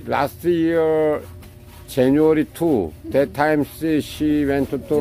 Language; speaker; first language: English; non-native, learner; Korean